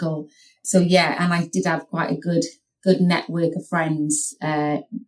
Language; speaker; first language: English; native; English